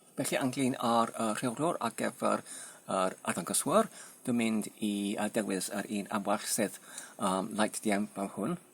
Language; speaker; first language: Welsh; non-native, learner; Polish